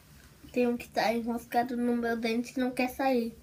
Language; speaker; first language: Portuguese; early bilingual, heritage; Portuguese